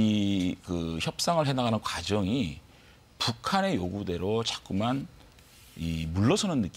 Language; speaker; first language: Korean; native; Korean